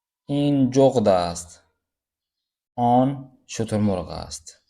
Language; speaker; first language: Persian; non-native, fluent; Urdu